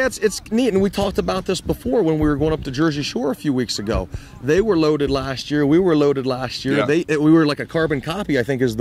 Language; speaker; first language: English; native; English